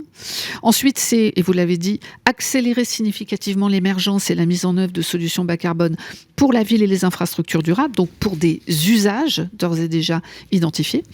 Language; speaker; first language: French; native; French